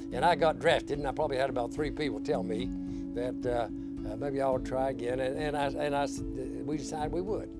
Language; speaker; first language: English; native; English